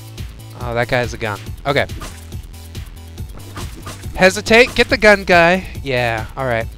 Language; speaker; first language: English; native; English